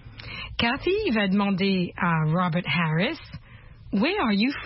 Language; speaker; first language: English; non-native, fluent; French